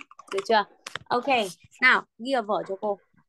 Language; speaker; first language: Vietnamese; native; Vietnamese